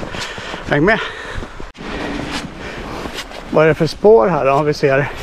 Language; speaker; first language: Swedish; native; Swedish